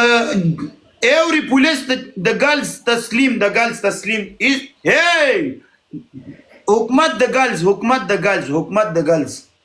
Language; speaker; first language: English; non-native, learner; Pashto